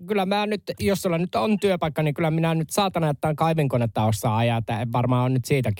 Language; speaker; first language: Finnish; native; Finnish